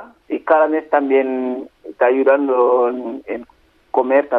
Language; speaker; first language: Spanish; non-native, learner; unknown